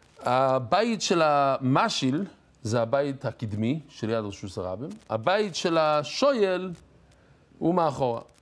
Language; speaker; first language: Hebrew; non-native, fluent; English